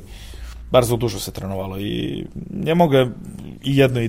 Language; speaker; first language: Polish; non-native, learner; Serbian